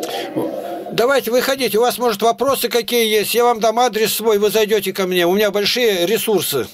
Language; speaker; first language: Russian; native; Russian